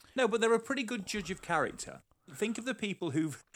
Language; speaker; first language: English; native; English